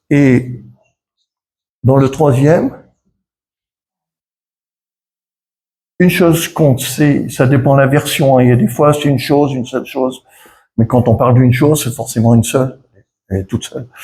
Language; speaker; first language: French; native; French